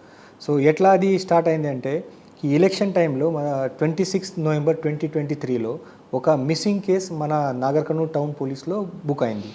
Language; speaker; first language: Telugu; non-native, learner; Marathi